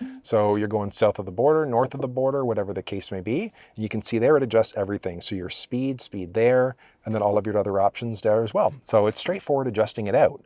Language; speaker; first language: English; native; English